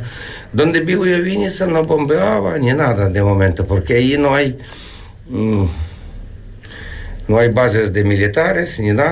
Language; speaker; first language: Spanish; non-native, learner; Ukrainian